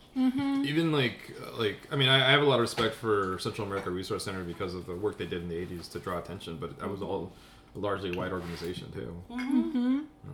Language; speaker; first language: English; early bilingual, other home language; Spanish